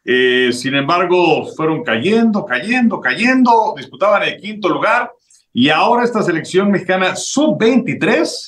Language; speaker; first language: Spanish; native; Spanish